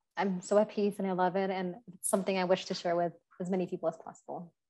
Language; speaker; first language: English; native; English